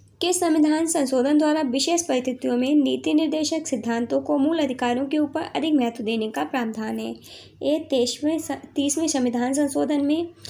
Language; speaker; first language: Hindi; native; Hindi